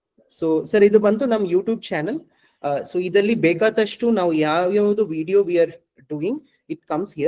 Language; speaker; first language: Kannada; non-native, local second language; Malayalam